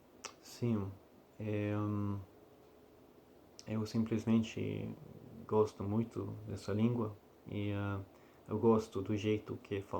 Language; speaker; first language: Portuguese; non-native, learner; Russian